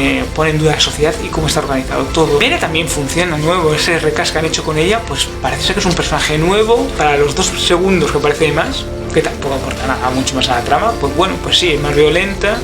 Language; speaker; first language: Spanish; native; Spanish